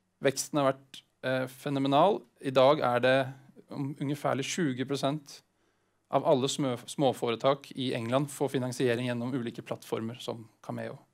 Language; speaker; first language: Swedish; non-native, fluent; Norwegian